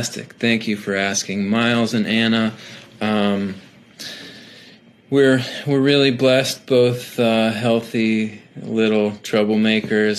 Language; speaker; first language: English; native; English